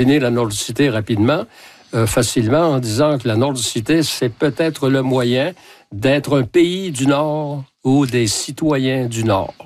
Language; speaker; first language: French; native; French